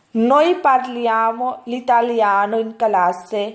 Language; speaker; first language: Italian; non-native, fluent; Urdu